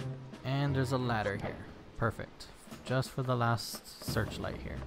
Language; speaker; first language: English; native; English